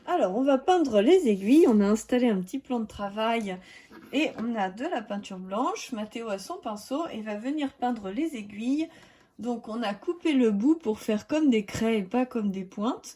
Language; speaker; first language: French; native; French